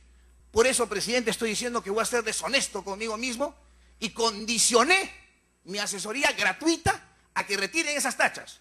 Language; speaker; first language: Spanish; native; Spanish